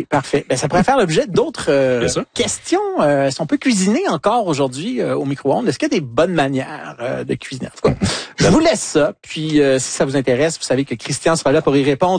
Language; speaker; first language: French; native; French